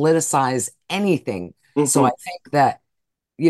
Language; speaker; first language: English; native; English